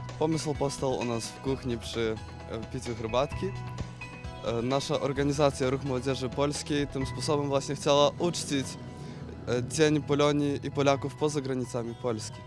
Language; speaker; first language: Polish; native; Polish